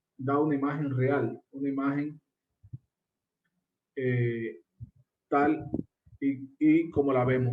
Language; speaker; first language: Spanish; native; Spanish